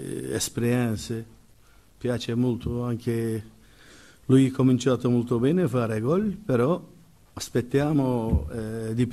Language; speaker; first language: Italian; non-native, fluent; Turkish